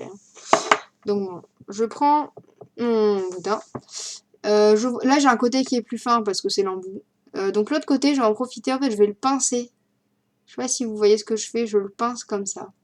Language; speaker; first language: French; native; French